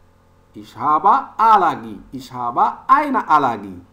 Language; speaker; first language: German; non-native, learner; French